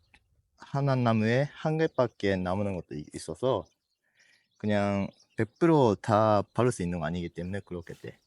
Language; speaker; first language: Korean; non-native, learner; Japanese